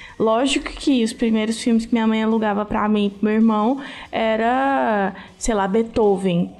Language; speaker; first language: Portuguese; native; Portuguese